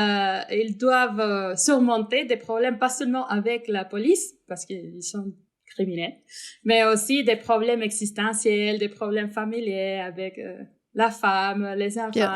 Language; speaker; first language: French; non-native, fluent; Spanish